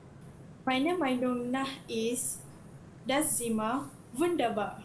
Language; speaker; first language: German; non-native, learner; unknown